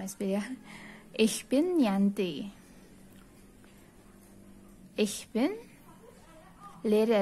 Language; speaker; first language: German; non-native, fluent; Indonesian